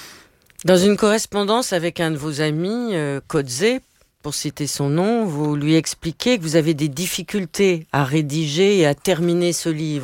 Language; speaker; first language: French; native; French